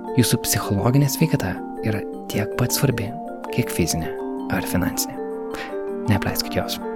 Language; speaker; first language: Lithuanian; native; Lithuanian